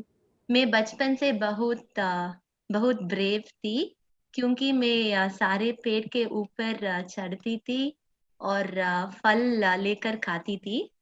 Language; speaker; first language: Hindi; non-native, local second language; Tamil